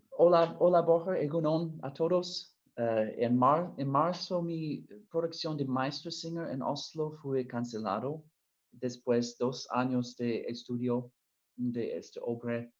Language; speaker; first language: Spanish; non-native, fluent; English